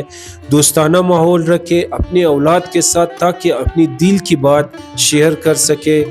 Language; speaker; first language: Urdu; non-native, local second language; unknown